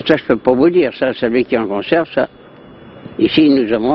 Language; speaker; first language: French; native; French